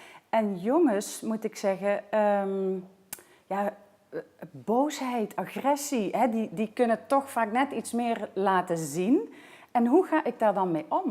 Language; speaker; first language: Dutch; native; Dutch